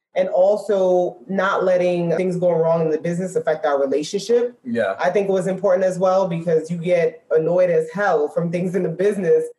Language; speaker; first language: English; native; English